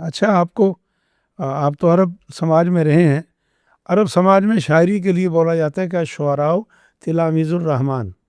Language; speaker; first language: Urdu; non-native, local second language; Saraiki